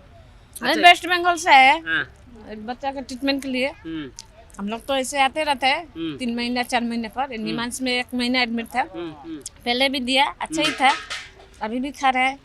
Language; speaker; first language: Hindi; non-native, local second language; Bangla